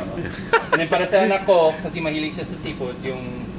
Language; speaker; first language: Filipino; non-native, fluent; English